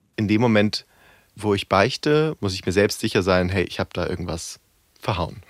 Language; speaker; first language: German; native; German